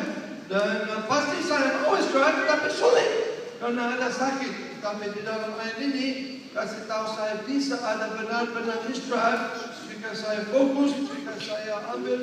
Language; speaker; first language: Indonesian; non-native, learner; English